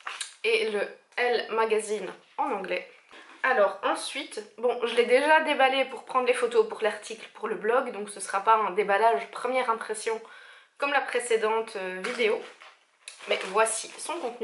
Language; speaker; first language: French; native; French